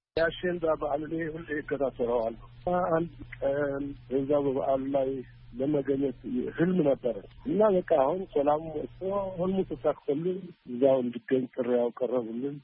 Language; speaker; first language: Amharic; non-native, local second language; Tigrinya